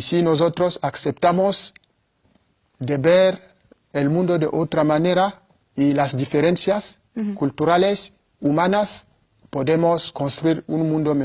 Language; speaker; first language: Spanish; non-native, fluent; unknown